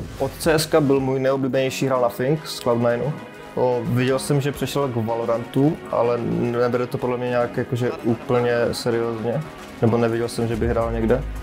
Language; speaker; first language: Czech; native; Czech